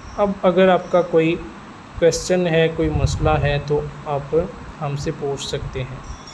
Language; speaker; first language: Urdu; non-native, local second language; Punjabi